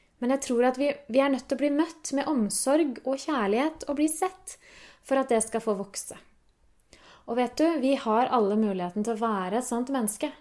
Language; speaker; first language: Norwegian; native; Norwegian